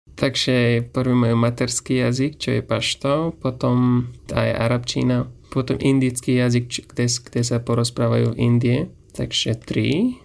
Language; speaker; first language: Slovak; non-native, fluent; Persian